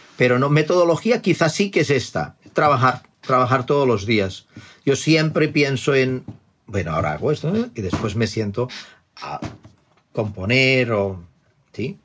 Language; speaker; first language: Spanish; non-native, local second language; Catalan